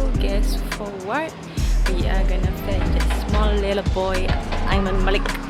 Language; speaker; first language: English; non-native, local second language; Malay